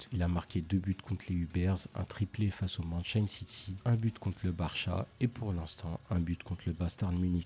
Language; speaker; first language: French; native; French